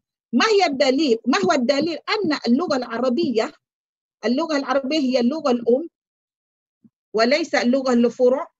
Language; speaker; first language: Arabic; non-native, fluent; Malay